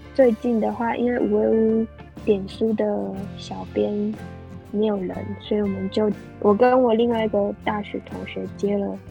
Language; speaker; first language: Chinese; native; Chinese